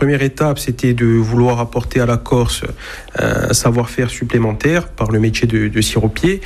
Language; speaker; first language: French; native; French